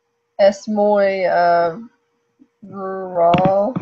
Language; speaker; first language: Spanish; non-native, learner; English